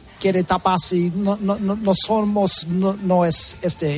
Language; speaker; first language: Spanish; early bilingual, heritage; English